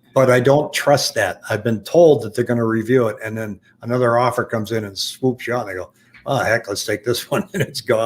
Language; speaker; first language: English; native; English